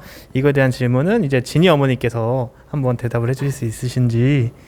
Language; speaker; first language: Korean; native; Korean